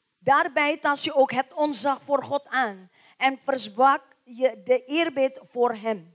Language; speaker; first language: Dutch; non-native, learner; Indonesian